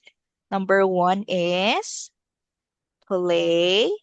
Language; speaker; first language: English; non-native, local second language; Filipino